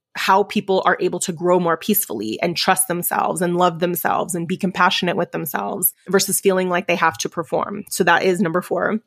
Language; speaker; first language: English; early bilingual, other home language; Spanish